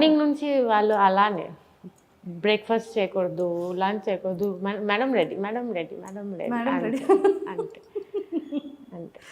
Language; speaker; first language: Telugu; non-native, learner; Bangla